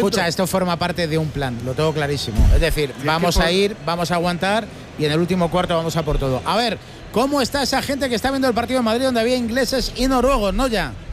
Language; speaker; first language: Spanish; native; Spanish